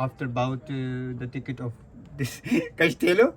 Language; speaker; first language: English; non-native, learner; Hindi